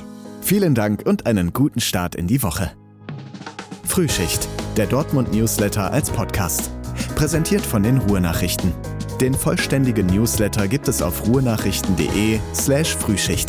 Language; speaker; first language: German; native; German